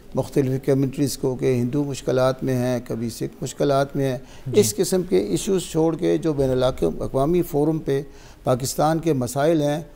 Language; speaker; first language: Urdu; non-native, local second language; Pashto